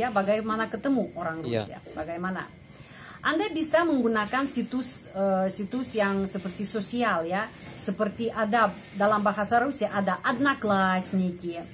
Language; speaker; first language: Indonesian; non-native, fluent; Russian